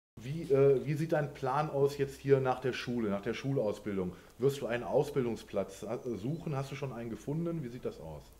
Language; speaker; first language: German; native; German